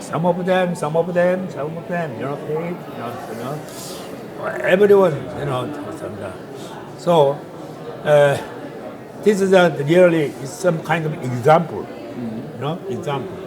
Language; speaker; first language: English; non-native, learner; Korean